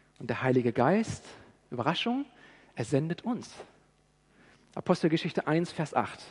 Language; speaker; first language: German; native; German